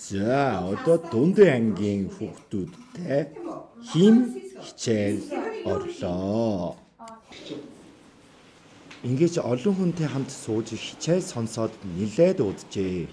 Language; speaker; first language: Mongolian; non-native, fluent; Korean